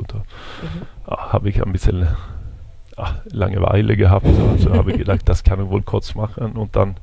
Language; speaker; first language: German; non-native, fluent; Swedish